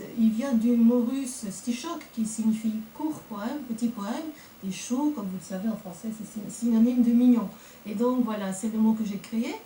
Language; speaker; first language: French; early bilingual, other home language; Russian